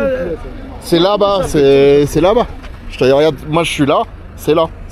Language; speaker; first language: French; native; French